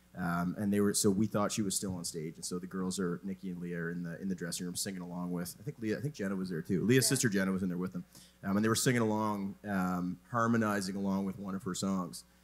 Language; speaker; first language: English; native; English